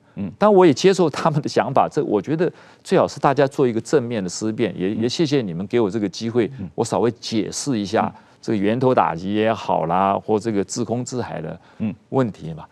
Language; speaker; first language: Chinese; native; Chinese